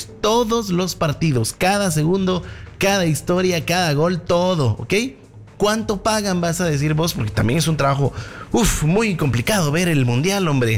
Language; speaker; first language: Spanish; native; Spanish